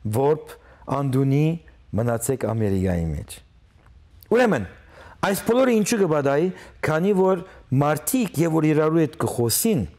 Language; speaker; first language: Armenian; early bilingual, heritage; Armenian